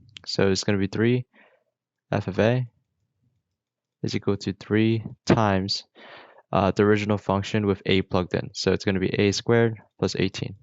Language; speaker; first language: English; native; English